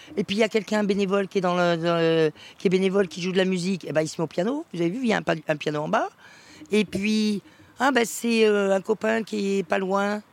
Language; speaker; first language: French; native; French